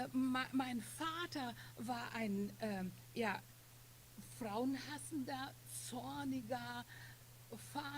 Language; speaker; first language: German; non-native, fluent; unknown